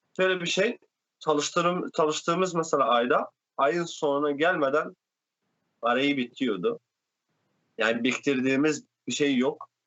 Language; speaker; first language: Turkish; non-native, fluent; Arabic